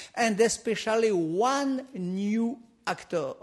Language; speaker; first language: English; non-native, fluent; French